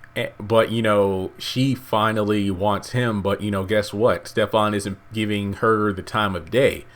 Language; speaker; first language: English; native; English